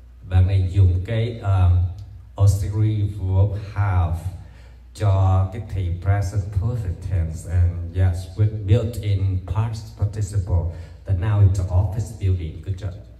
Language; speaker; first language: English; non-native, fluent; Vietnamese